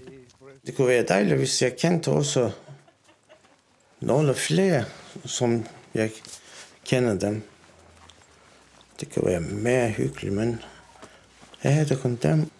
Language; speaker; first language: Danish; non-native, fluent; Turkish